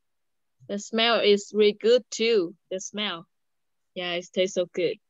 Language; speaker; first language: English; non-native, fluent; Vietnamese